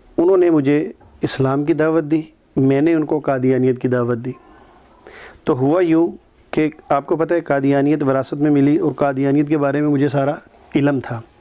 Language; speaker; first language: Urdu; native; Urdu